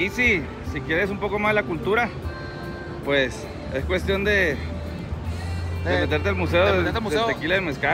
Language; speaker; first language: Spanish; native; Spanish